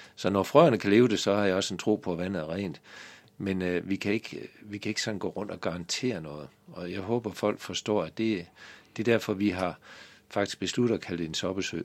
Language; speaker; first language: Danish; native; Danish